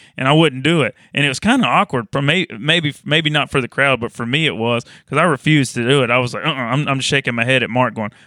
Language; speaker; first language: English; native; English